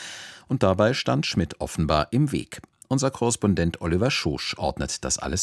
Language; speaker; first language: German; native; German